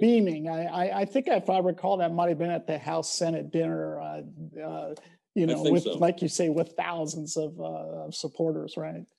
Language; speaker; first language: English; native; English